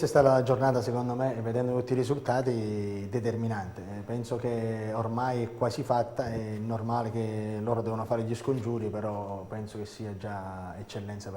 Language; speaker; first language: Italian; native; Italian